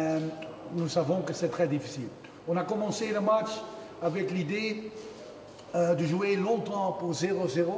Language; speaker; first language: French; non-native, fluent; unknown